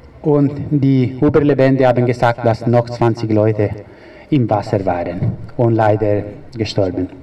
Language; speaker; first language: German; non-native, fluent; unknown